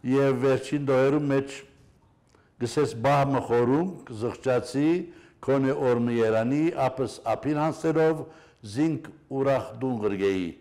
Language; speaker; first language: Armenian; native; Armenian